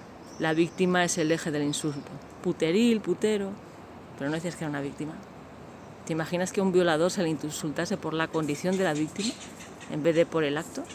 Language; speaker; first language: Spanish; native; Spanish